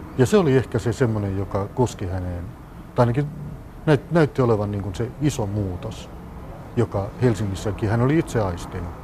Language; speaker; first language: Finnish; native; Finnish